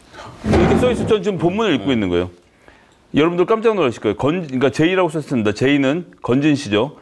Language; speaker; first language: Korean; native; Korean